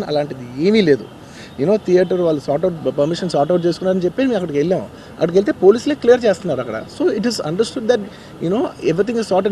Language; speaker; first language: Telugu; native; Telugu